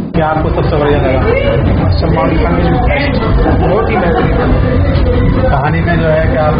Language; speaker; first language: Hindi; native; Hindi